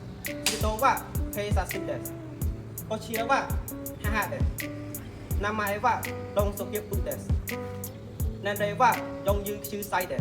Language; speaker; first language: Japanese; non-native, learner; Khmer